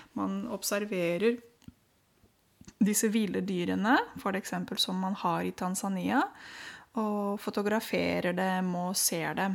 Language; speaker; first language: Norwegian; non-native, fluent; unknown